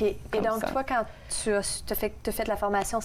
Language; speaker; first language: French; native; French